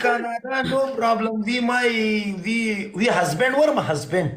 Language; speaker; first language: English; non-native, learner; Pashto